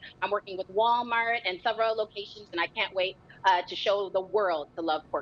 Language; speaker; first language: English; native; English